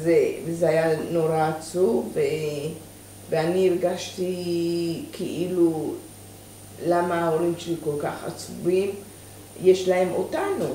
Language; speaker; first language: Hebrew; early bilingual, other home language; Persian